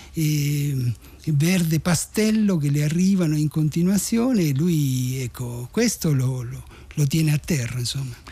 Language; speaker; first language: Italian; non-native, fluent; Spanish